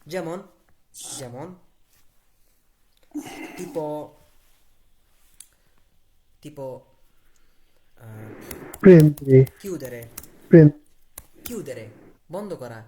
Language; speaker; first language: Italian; non-native, fluent; Bangla